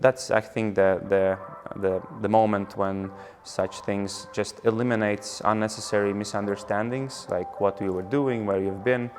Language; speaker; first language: English; non-native, fluent; Latvian